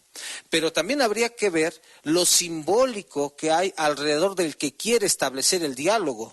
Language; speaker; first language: Spanish; native; Spanish